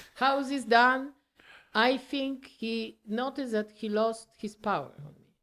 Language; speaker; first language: English; non-native, learner; Polish